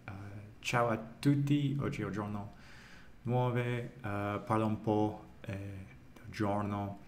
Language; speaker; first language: Italian; non-native, learner; English